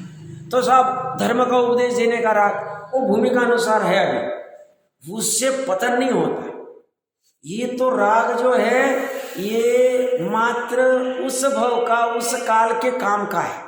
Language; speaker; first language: Hindi; native; Hindi